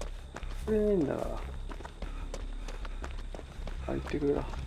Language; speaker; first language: Japanese; native; Japanese